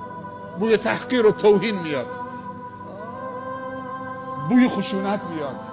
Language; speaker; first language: Persian; native; Persian